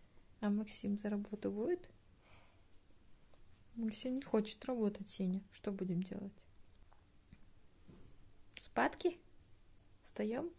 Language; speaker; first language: Russian; native; Russian